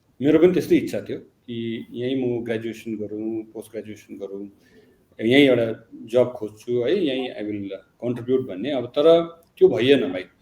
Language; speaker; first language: Nepali; native; Nepali